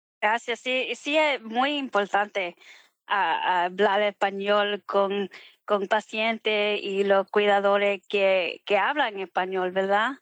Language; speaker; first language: Spanish; early bilingual, heritage; Spanish